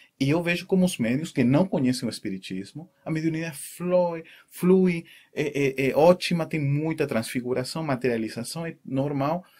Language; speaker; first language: Portuguese; non-native, fluent; Spanish